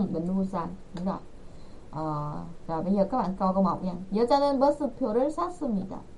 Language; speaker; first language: Korean; non-native, fluent; Vietnamese